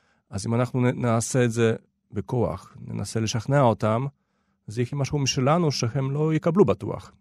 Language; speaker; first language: Hebrew; non-native, fluent; Polish